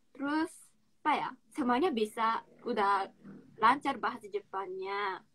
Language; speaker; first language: Indonesian; non-native, learner; Japanese